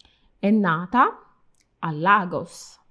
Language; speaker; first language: Italian; non-native, fluent; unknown